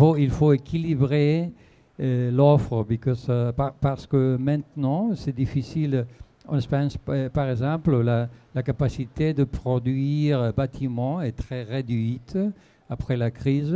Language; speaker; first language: French; non-native, fluent; Spanish